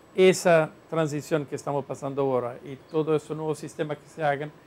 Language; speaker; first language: Spanish; non-native, fluent; Italian